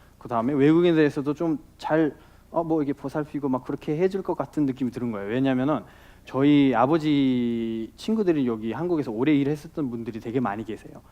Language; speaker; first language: Korean; non-native, fluent; Nepali